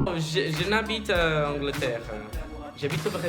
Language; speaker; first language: French; non-native, learner; Portuguese